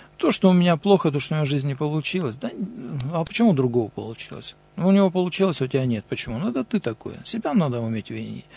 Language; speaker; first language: Russian; native; Russian